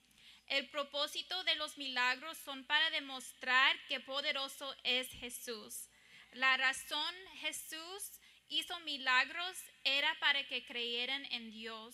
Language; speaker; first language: Spanish; early bilingual, heritage; English